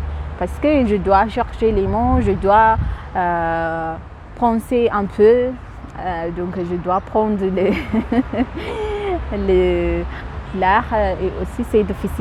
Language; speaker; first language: French; non-native, fluent; Amharic